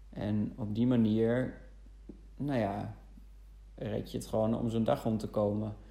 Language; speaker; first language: Dutch; non-native, fluent; German